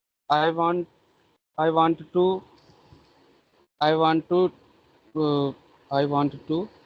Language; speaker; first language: English; non-native, learner; Hindi